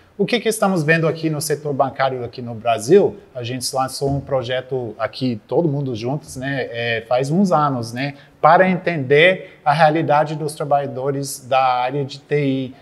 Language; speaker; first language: Portuguese; non-native, fluent; English